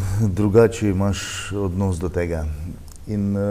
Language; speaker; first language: Slovenian; non-native, learner; Russian